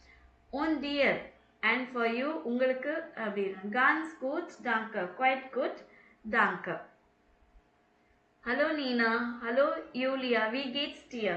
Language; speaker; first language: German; non-native, fluent; Tamil